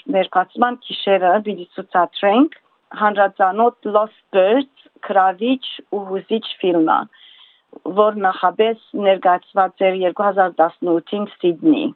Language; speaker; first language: Armenian; early bilingual, heritage; Armenian